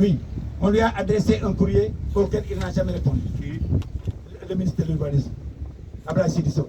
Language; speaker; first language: French; non-native, local second language; Wolof